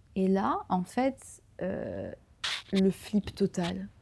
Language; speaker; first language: French; native; French